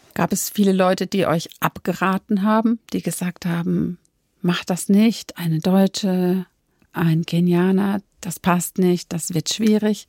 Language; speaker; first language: German; native; German